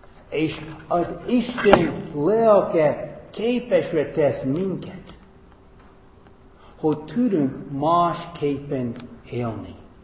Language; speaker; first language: Hungarian; non-native, fluent; English